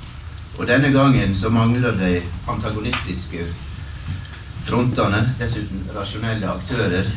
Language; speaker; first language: Norwegian; native; Norwegian